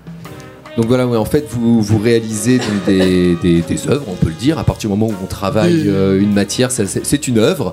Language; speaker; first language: French; native; French